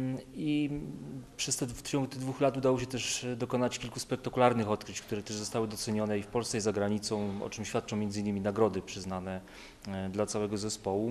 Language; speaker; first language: Polish; native; Polish